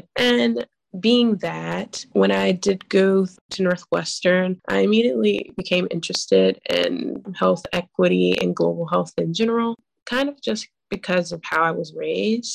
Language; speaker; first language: English; native; English